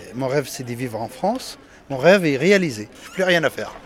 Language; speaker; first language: French; non-native, local second language; Arabic